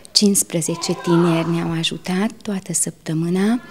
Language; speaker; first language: Romanian; non-native, local second language; Hungarian